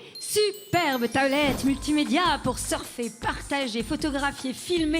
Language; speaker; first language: French; native; French